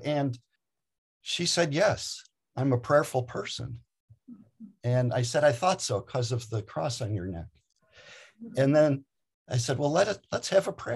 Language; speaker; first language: English; native; English